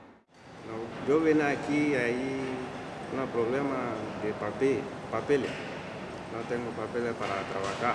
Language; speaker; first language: Spanish; non-native, learner; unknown